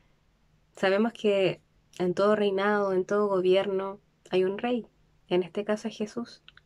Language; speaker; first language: Spanish; native; Spanish